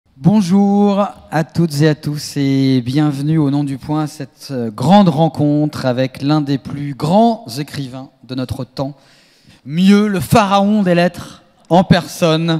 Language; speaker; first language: French; native; French